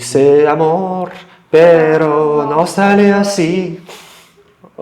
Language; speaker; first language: Spanish; non-native, fluent; Russian